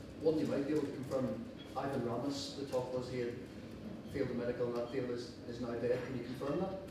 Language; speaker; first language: English; native; English